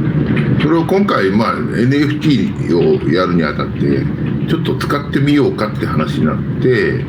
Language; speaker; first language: Japanese; native; Japanese